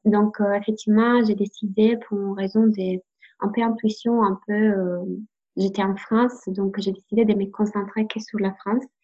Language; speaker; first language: French; non-native, fluent; Italian